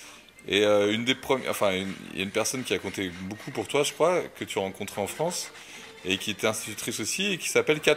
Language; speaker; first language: French; native; French